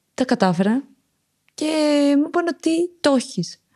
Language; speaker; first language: Greek; early bilingual, other home language; Romanian